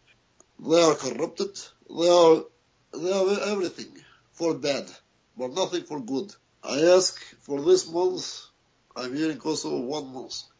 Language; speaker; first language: English; non-native, learner; Albanian